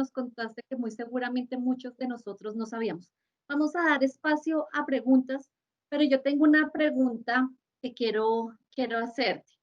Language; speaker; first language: Spanish; native; Spanish